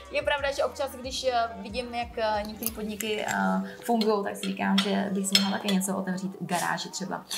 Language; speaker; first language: Czech; early bilingual, other home language; Vietnamese